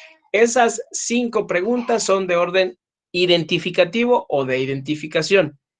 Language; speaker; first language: Spanish; native; Spanish